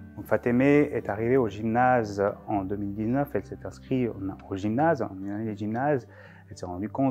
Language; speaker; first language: French; native; French